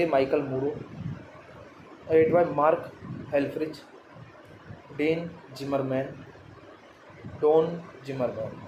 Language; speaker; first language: English; non-native, learner; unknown